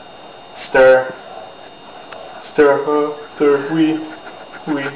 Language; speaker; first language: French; non-native, learner; English